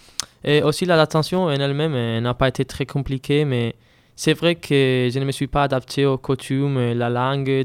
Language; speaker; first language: French; non-native, learner; Spanish